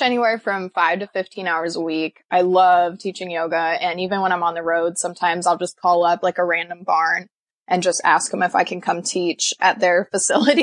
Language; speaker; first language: English; native; English